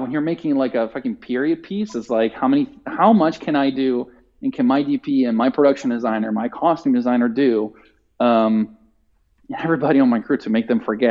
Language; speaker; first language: English; non-native, fluent; Italian